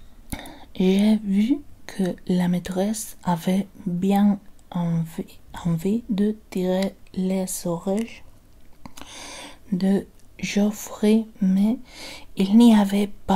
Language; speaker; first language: French; non-native, learner; Spanish